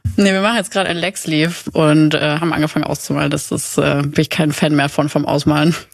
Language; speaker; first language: German; native; German